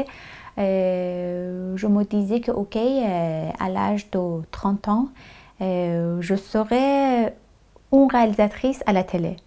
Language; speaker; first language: French; non-native, fluent; Persian